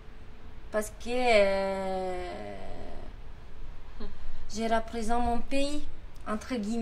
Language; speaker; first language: French; non-native, fluent; Italian